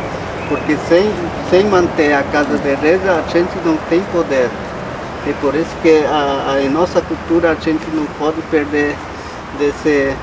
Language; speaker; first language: Portuguese; non-native, local second language; Guarani